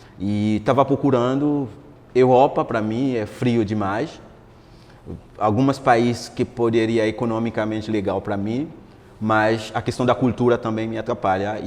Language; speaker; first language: Portuguese; non-native, fluent; Haitian Creole